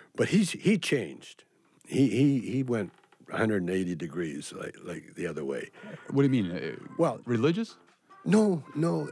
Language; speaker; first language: English; native; English